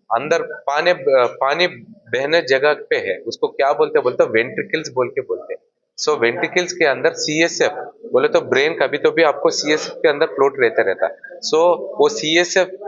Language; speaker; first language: Hindi; non-native, local second language; Telugu